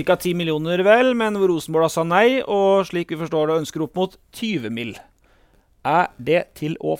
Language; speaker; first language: Norwegian; native; Norwegian